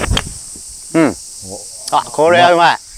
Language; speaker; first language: Japanese; native; Japanese